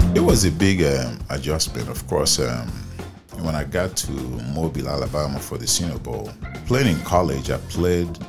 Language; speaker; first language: English; non-native, local second language; Igbo